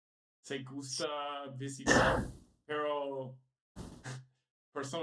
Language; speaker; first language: Spanish; non-native, learner; English